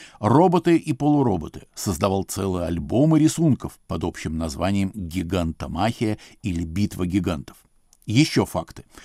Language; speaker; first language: Russian; native; Russian